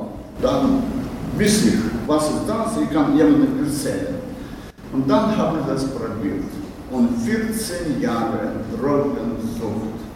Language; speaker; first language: German; non-native, learner; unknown